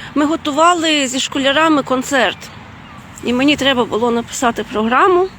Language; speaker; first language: Ukrainian; non-native, fluent; Lithuanian